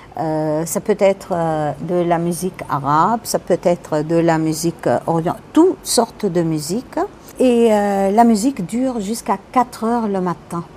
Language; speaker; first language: French; non-native, local second language; Arabic